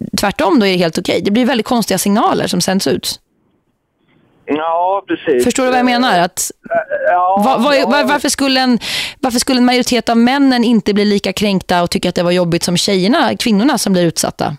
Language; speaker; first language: Swedish; native; Swedish